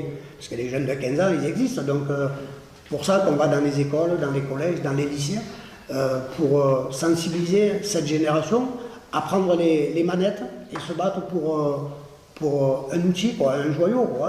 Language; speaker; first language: French; native; French